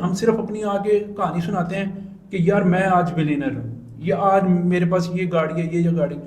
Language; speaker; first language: Urdu; native; Urdu